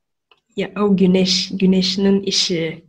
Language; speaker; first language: Turkish; non-native, learner; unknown